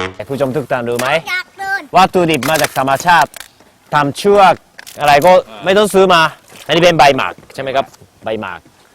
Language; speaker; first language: Thai; non-native, fluent; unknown